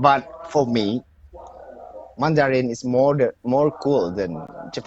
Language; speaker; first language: English; non-native, learner; Indonesian